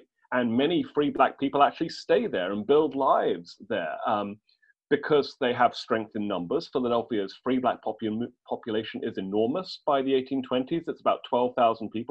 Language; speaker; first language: English; native; English